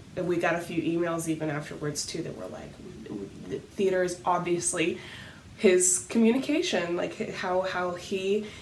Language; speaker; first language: English; native; English